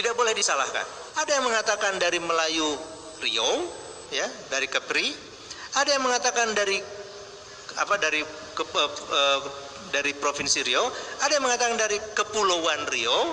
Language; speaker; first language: Indonesian; native; Indonesian